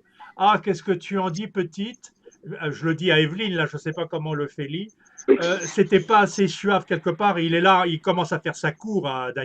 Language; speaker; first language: French; native; French